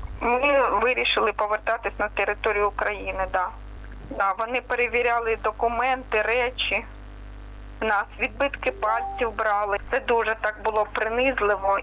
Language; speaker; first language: Ukrainian; non-native, local second language; Russian